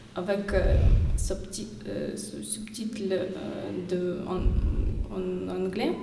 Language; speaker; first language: French; non-native, fluent; Ukrainian